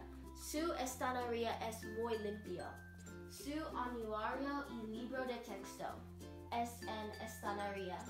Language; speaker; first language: Spanish; non-native, learner; English